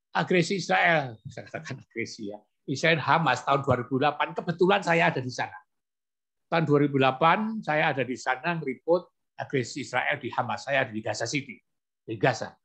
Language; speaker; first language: Indonesian; native; Indonesian